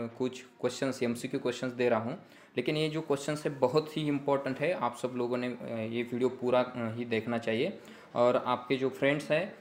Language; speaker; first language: Hindi; non-native, local second language; Marathi